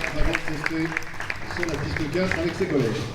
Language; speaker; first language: French; native; French